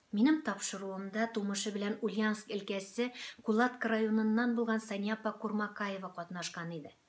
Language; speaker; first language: Tatar; native; Tatar